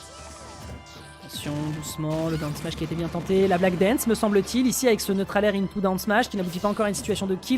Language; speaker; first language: French; native; French